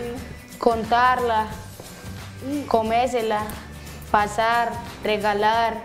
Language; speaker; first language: Spanish; native; Spanish